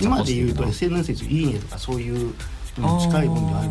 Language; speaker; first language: Japanese; native; Japanese